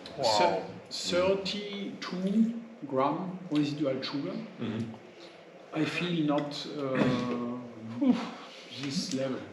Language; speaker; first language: English; non-native, learner; French